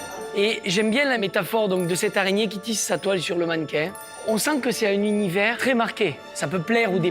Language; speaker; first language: French; native; French